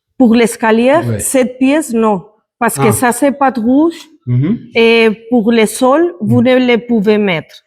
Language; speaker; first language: French; non-native, learner; Spanish